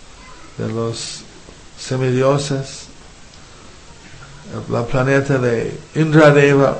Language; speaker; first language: Spanish; non-native, fluent; English